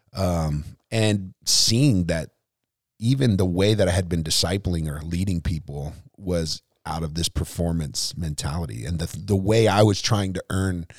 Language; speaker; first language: English; native; English